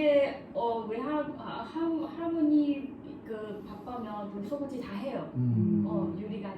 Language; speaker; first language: Korean; non-native, learner; Chinese